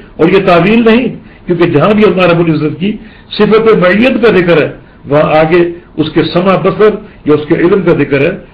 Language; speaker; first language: Urdu; native; Urdu